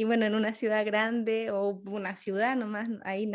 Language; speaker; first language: Spanish; native; Spanish